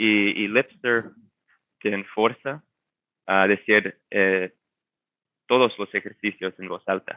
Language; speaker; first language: Spanish; non-native, fluent; English